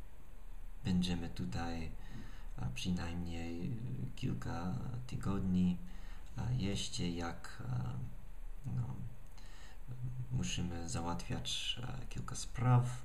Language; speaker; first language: Polish; non-native, fluent; English